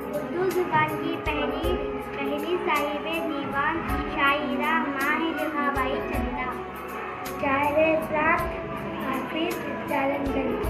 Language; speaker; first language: Urdu; native; Urdu